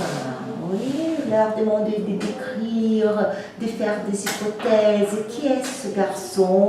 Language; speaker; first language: French; non-native, fluent; Portuguese